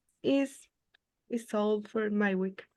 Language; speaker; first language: English; non-native, learner; Spanish